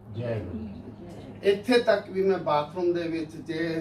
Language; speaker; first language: Hindi; non-native, local second language; Punjabi